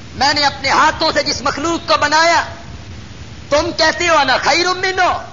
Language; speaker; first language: Urdu; non-native, local second language; Punjabi